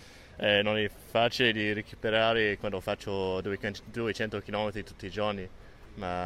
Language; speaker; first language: Italian; non-native, learner; English